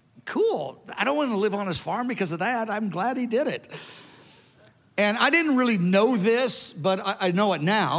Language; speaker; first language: English; native; English